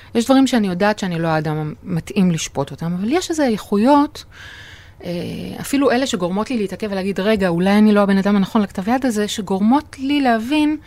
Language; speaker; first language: Hebrew; native; Hebrew